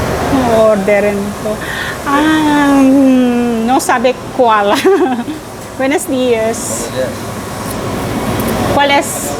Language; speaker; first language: Spanish; non-native, learner; Filipino